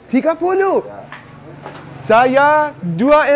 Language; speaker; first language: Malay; non-native, learner; Persian